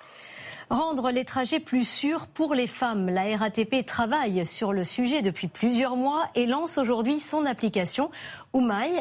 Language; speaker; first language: French; native; French